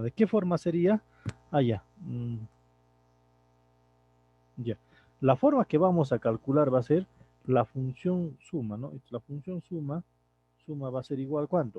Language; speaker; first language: Spanish; native; Spanish